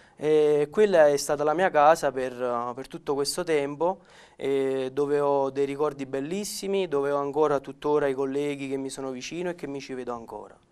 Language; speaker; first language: Italian; native; Italian